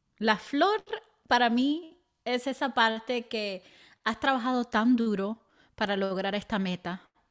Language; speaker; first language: Spanish; early bilingual, heritage; Spanish